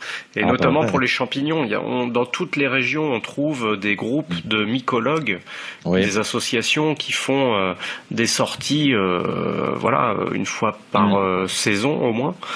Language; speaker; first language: French; native; French